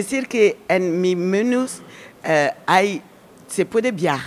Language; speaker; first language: Spanish; non-native, learner; French